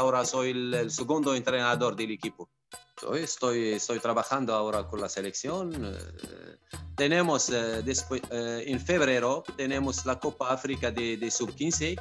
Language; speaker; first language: Spanish; non-native, fluent; Arabic